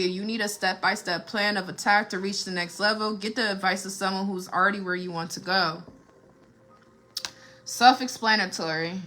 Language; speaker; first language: English; native; English